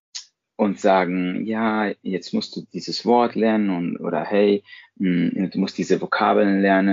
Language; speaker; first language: German; non-native, fluent; Spanish